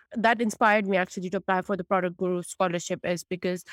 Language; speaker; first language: English; non-native, local second language; Urdu